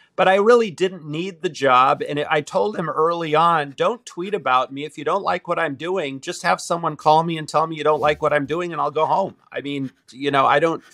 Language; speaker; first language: English; native; English